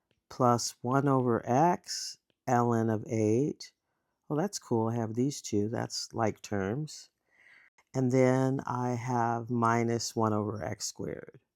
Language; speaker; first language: English; native; English